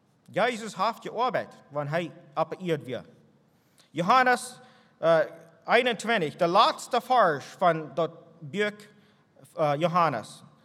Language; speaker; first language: German; non-native, learner; English